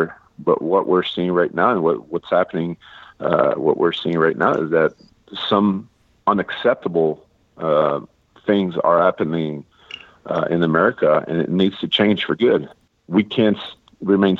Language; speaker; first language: English; non-native, fluent; French